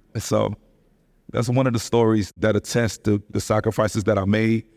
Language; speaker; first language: English; native; English